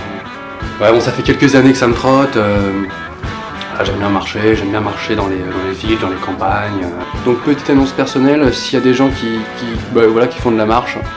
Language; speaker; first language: French; native; French